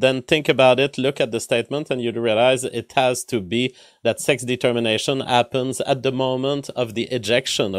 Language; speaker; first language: English; non-native, fluent; French